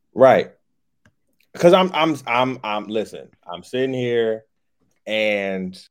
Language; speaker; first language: English; native; English